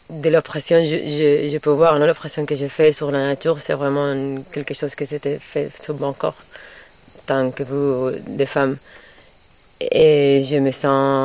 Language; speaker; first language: French; non-native, fluent; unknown